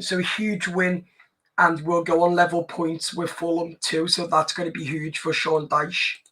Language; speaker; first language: English; native; English